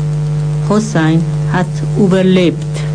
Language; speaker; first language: German; non-native, fluent; Persian